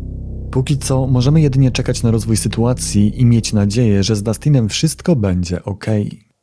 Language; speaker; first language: Polish; native; Polish